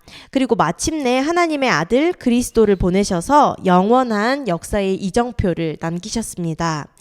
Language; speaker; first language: Korean; native; Korean